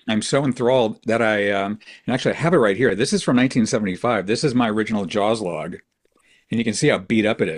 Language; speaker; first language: English; native; English